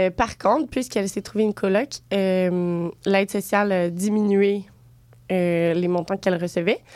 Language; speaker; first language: French; native; French